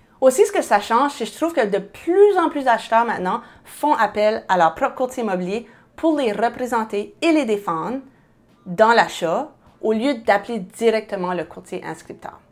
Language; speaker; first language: French; native; French